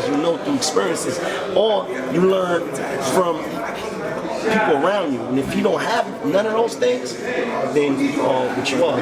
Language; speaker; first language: English; native; English